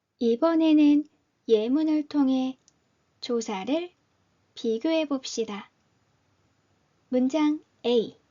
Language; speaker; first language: Korean; native; Korean